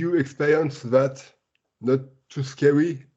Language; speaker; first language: English; non-native, learner; French